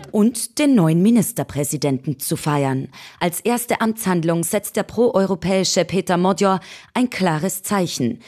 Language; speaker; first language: German; native; German